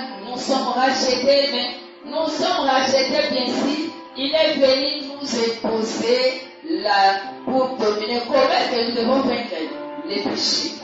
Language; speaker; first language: French; non-native, local second language; Lingala